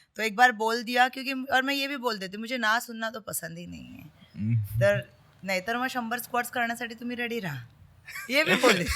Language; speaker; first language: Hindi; non-native, local second language; Marathi